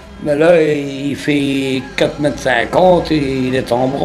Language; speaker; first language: French; native; French